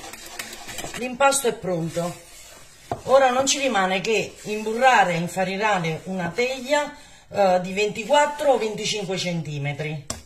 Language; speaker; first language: Italian; native; Italian